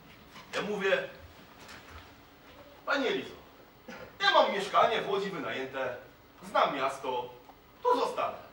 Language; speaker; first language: Polish; non-native, fluent; Kurdish